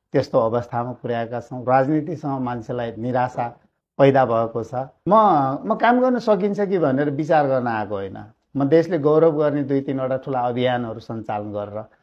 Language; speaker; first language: Nepali; native; Nepali